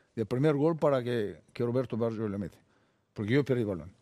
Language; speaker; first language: Spanish; non-native, fluent; Bulgarian